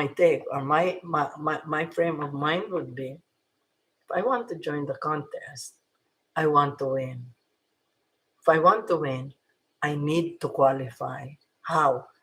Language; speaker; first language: English; non-native, local second language; Filipino